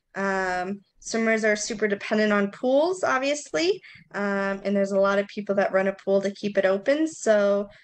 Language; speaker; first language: English; native; English